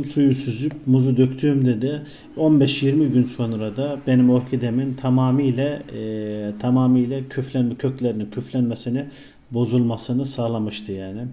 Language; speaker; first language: Turkish; native; Turkish